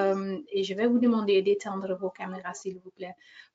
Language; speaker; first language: French; non-native, fluent; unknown